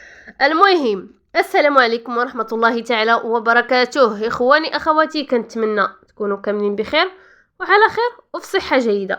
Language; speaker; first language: Arabic; native; Arabic